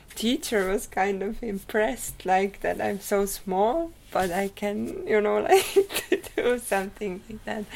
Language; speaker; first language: English; non-native, fluent; Estonian